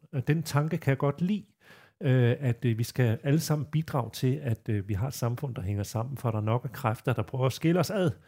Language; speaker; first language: Danish; native; Danish